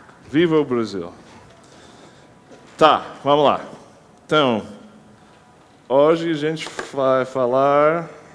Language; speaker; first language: Portuguese; non-native, learner; English